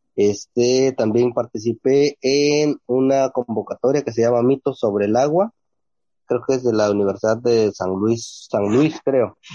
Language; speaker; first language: Spanish; non-native, local second language; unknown